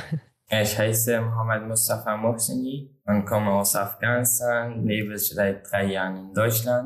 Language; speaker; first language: German; non-native, learner; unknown